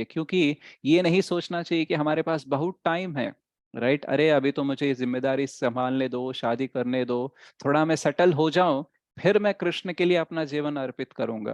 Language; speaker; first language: Hindi; native; Hindi